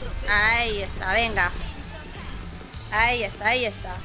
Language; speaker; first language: Spanish; native; Spanish